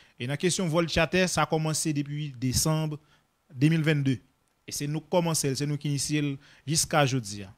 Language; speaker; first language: French; non-native, local second language; Haitian Creole